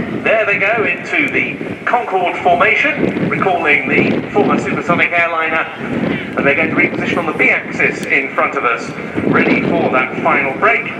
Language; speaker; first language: English; native; English